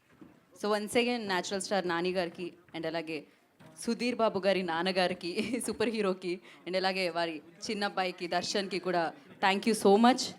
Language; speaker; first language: Telugu; native; Telugu